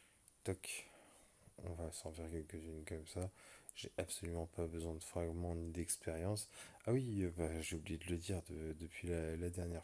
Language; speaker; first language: French; native; French